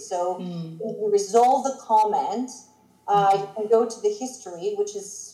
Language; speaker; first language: English; non-native, fluent; Greek